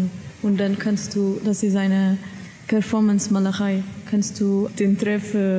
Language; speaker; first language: German; non-native, learner; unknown